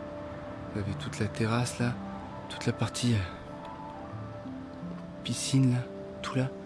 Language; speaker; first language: French; native; French